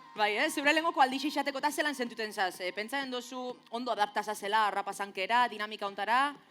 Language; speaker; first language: Basque; native; Basque